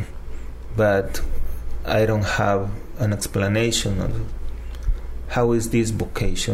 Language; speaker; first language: English; non-native, fluent; Spanish